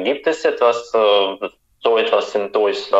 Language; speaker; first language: German; non-native, fluent; Russian